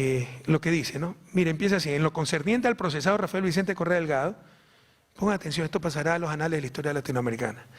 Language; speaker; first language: Spanish; native; Spanish